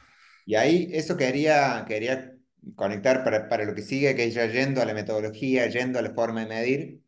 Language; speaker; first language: Spanish; native; Spanish